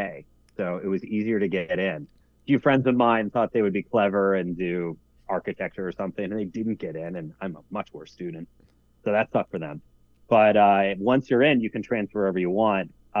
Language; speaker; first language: English; native; English